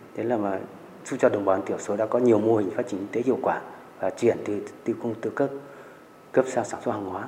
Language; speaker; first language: Vietnamese; non-native, local second language; Hmong